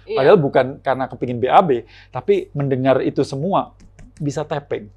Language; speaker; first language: Indonesian; native; Indonesian